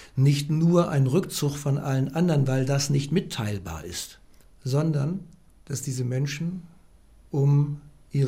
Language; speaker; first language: German; native; German